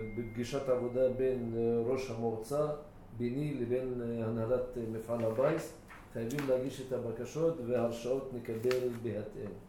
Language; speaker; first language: Hebrew; non-native, local second language; Arabic